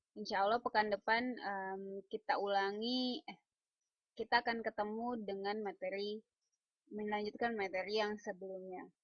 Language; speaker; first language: Indonesian; native; Indonesian